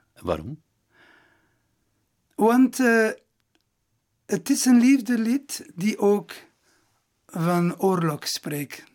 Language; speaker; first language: Dutch; non-native, local second language; Italian